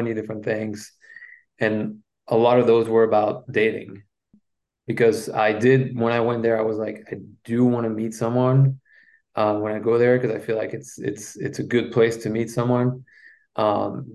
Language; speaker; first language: English; non-native, fluent; French